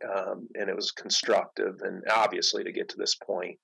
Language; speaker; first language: English; native; English